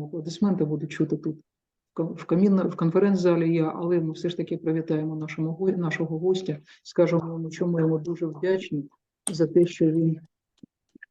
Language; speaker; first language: Ukrainian; native; Ukrainian